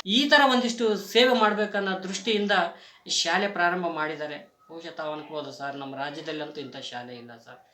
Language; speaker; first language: Kannada; native; Kannada